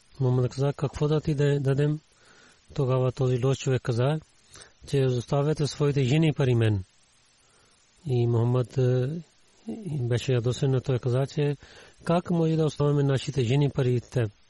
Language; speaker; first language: Bulgarian; non-native, learner; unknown